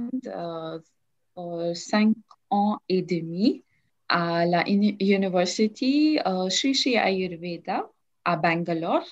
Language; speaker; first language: French; non-native, learner; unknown